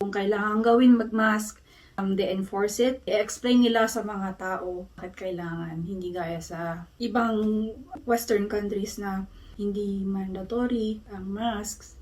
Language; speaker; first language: Filipino; native; Filipino